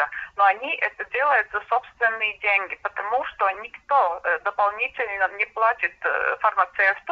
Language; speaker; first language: Russian; non-native, local second language; Latvian